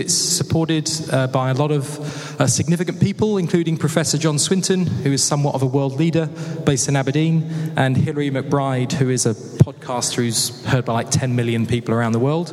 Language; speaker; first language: English; native; English